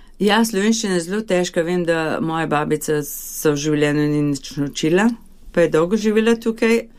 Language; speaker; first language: Slovenian; early bilingual, other home language; Hungarian